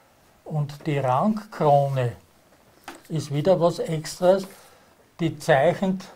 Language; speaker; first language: German; native; German